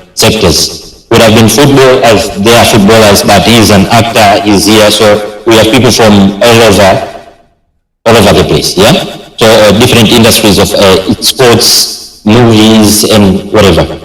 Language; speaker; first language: English; non-native, local second language; Swahili